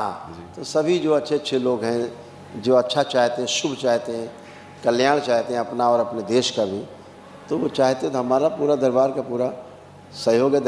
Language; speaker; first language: Hindi; native; Hindi